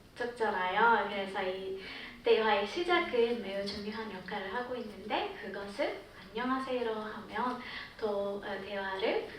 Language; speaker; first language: Korean; non-native, fluent; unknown